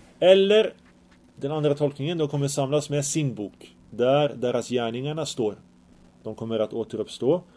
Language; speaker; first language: Swedish; early bilingual, other home language; Arabic